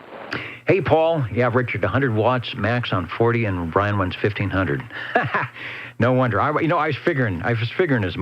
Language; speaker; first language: English; native; English